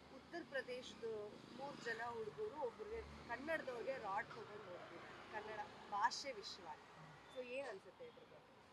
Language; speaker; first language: Kannada; native; Kannada